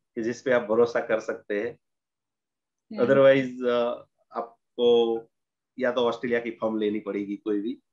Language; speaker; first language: Hindi; non-native, local second language; Gujarati